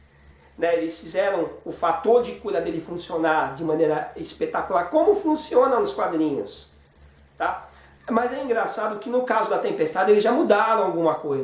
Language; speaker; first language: Portuguese; native; Portuguese